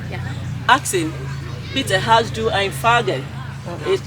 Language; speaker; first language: German; non-native, learner; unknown